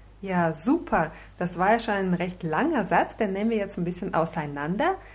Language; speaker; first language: German; non-native, fluent; Russian